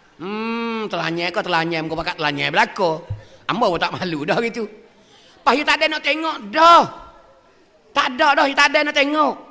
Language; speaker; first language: Malay; native; Malay